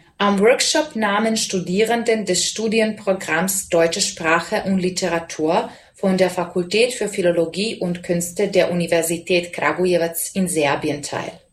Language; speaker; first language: German; non-native, fluent; Serbian